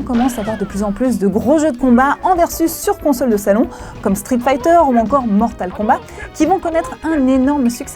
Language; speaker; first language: French; native; French